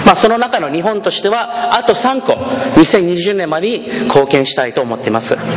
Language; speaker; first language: Japanese; early bilingual, heritage; Japanese